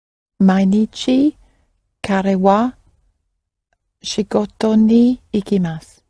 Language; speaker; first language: Japanese; non-native, learner; English